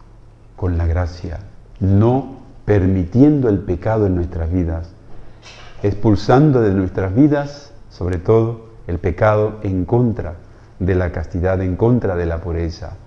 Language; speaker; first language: Spanish; native; Spanish